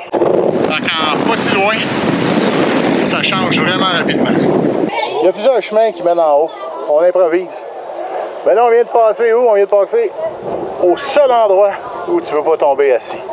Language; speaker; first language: French; native; French